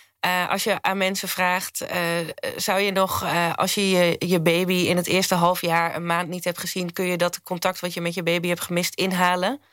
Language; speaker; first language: Dutch; native; Dutch